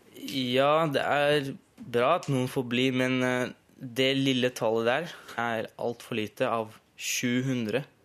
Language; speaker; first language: Norwegian; early bilingual, other home language; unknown